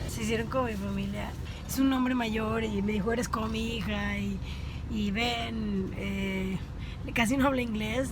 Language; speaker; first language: Spanish; native; Spanish